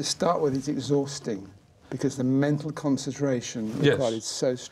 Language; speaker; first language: English; native; English